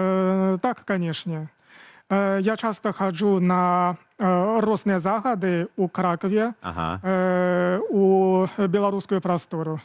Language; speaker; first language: Belarusian; non-native, fluent; Chinese